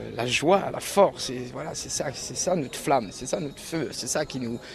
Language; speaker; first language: French; native; French